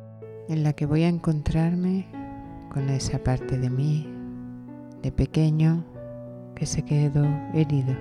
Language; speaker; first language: Spanish; native; Spanish